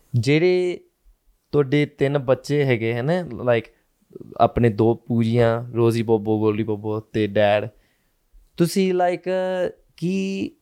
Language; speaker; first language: Punjabi; early bilingual, heritage; Punjabi